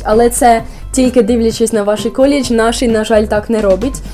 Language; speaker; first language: Ukrainian; early bilingual, heritage; Ukrainian